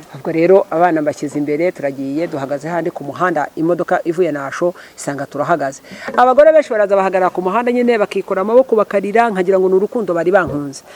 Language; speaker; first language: Kinyarwanda; early bilingual, heritage; Kinyarwanda